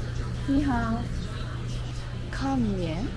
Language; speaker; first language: Chinese; non-native, learner; Japanese